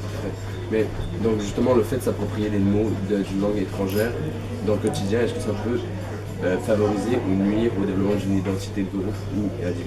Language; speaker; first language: French; native; French